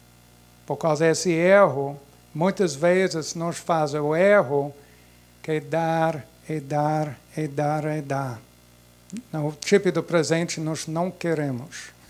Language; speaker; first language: Portuguese; non-native, fluent; English